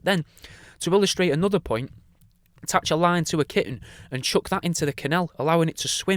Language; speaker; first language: English; native; English